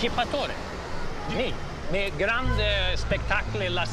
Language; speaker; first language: Italian; non-native, learner; English